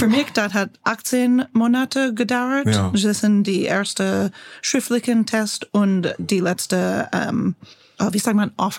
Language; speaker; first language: German; non-native, learner; English